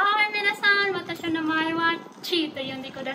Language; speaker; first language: Japanese; non-native, learner; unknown